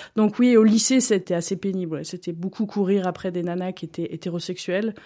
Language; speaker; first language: French; native; French